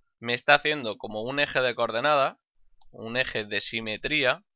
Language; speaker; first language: Spanish; native; Spanish